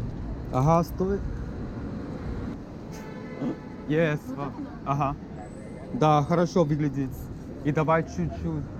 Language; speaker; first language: Russian; non-native, learner; English